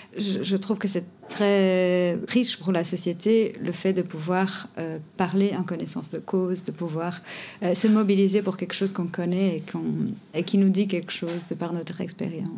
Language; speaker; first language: French; non-native, fluent; Portuguese